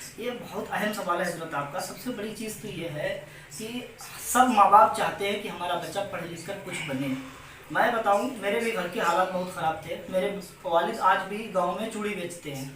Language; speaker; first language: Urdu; native; Urdu